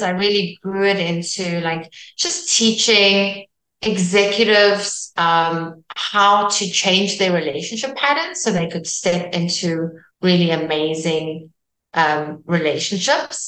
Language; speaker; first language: English; non-native, local second language; Afrikaans